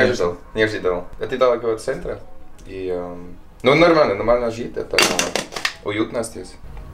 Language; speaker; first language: Russian; non-native, learner; Dutch